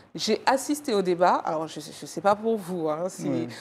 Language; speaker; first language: French; native; French